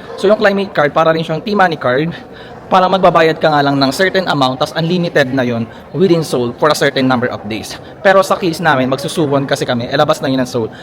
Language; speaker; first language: Filipino; native; Filipino